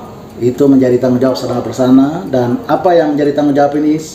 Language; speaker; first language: Indonesian; native; Indonesian